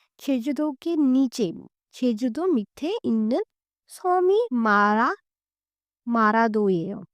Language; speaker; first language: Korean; non-native, learner; Hindi